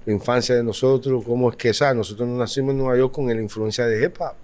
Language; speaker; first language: Spanish; early bilingual, heritage; Spanish